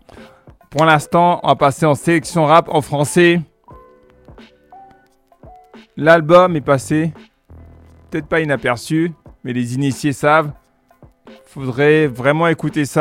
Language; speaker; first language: French; native; French